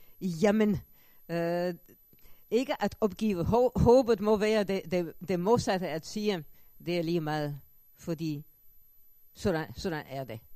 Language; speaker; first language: Danish; non-native, fluent; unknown